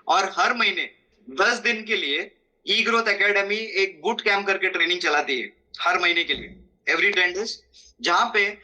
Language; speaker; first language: Hindi; non-native, local second language; Malayalam